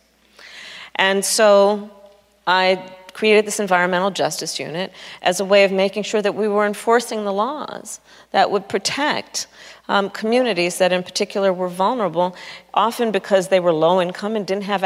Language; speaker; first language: English; native; English